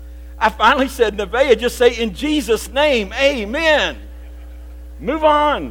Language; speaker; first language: English; native; English